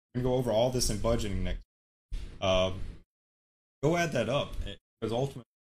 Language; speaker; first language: English; native; English